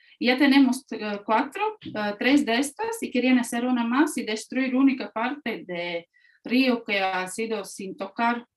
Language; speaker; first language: Spanish; non-native, fluent; Latvian